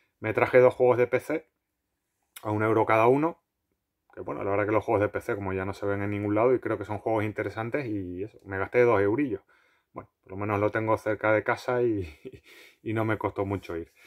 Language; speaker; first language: Spanish; native; Spanish